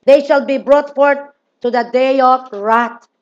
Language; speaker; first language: English; non-native, local second language; Filipino